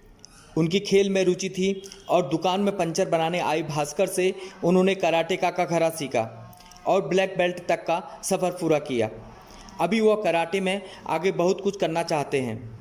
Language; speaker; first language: Hindi; native; Hindi